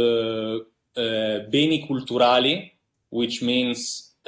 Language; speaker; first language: English; non-native, fluent; Italian